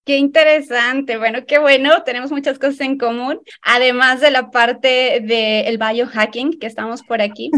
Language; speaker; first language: Spanish; native; Spanish